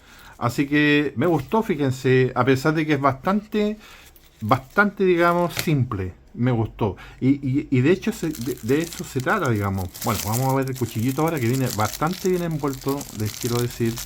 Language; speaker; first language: Spanish; native; Spanish